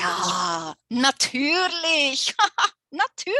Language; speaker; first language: German; non-native, fluent; English